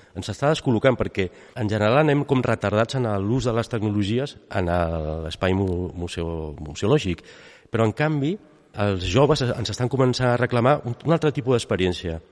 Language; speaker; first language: Catalan; native; Catalan